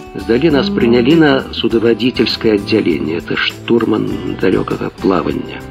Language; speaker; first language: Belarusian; native; Belarusian